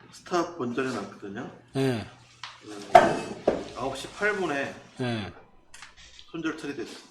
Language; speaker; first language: Korean; native; Korean